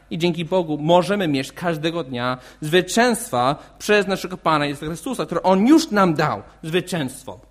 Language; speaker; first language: Polish; non-native, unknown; English